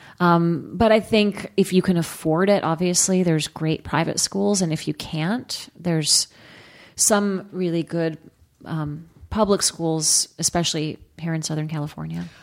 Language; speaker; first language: English; native; English